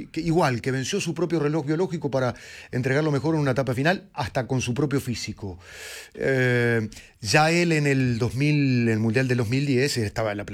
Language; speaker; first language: Spanish; native; Spanish